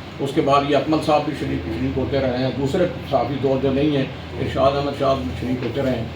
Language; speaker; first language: Urdu; non-native, local second language; Saraiki